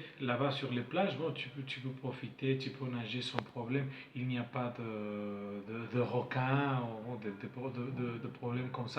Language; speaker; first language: French; non-native, fluent; Spanish